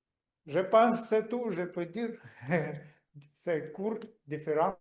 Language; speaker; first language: French; non-native, learner; Russian